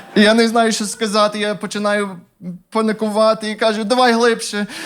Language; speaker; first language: Ukrainian; non-native, fluent; English